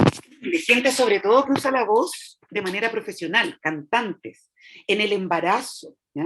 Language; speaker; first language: Spanish; native; Spanish